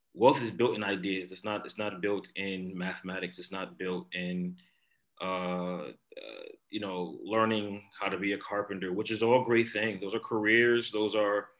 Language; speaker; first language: English; native; English